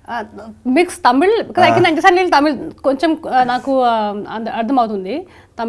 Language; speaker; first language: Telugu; non-native, local second language; Hindi